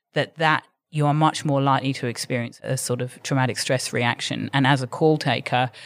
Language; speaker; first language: English; native; English